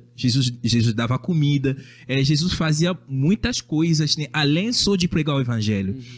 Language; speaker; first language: Portuguese; non-native, fluent; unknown